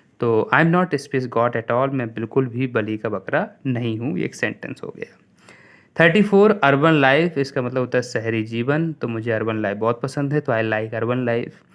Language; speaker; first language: Hindi; native; Hindi